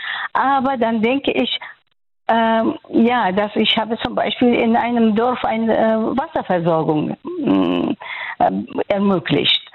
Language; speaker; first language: German; non-native, fluent; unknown